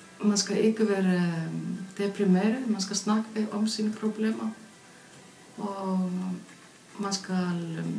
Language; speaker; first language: Danish; non-native, fluent; Icelandic